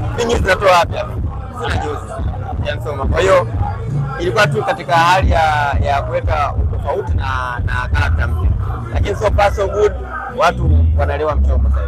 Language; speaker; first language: Swahili; native; Swahili